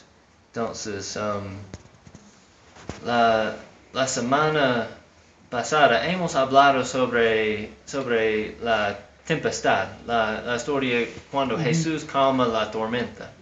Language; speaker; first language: Spanish; non-native, fluent; English